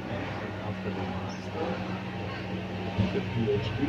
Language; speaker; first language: English; non-native, fluent; German